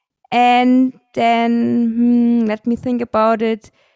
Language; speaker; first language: English; non-native, fluent; German